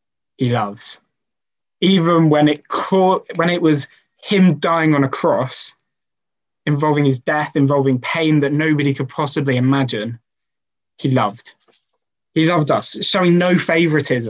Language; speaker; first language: English; native; English